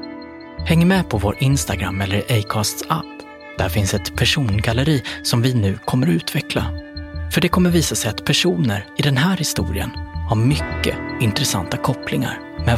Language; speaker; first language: Swedish; native; Swedish